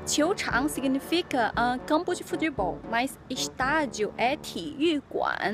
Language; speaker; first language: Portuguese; non-native, fluent; Chinese